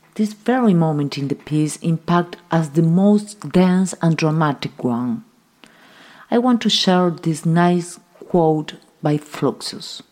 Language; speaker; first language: English; non-native, fluent; Spanish